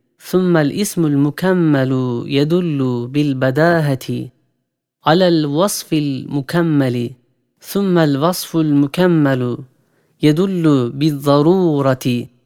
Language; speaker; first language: Arabic; non-native, fluent; Turkish